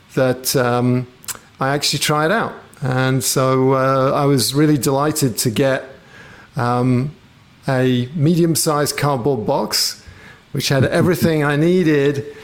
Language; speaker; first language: English; native; English